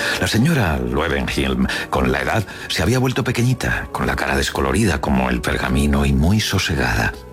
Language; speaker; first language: Spanish; native; Spanish